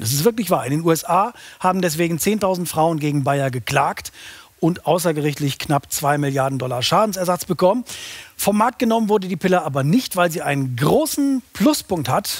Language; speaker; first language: German; native; German